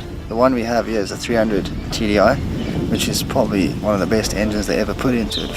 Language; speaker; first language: English; native; English